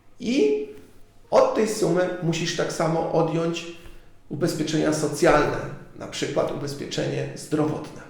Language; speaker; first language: Polish; early bilingual, heritage; Polish